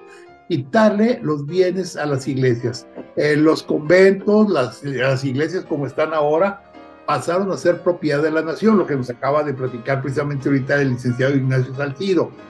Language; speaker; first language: Spanish; native; Spanish